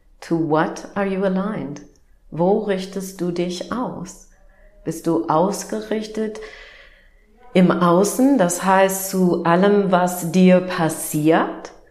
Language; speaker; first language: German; non-native, fluent; English